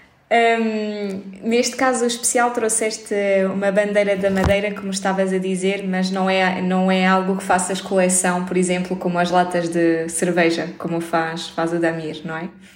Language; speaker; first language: Portuguese; native; Portuguese